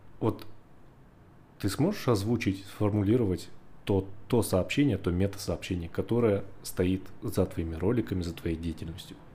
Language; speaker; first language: Russian; native; Russian